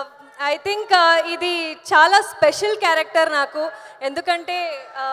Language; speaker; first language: Telugu; non-native, learner; Kannada